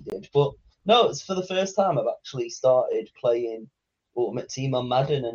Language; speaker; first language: English; native; English